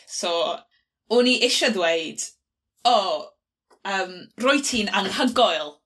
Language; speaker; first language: Welsh; non-native, local second language; English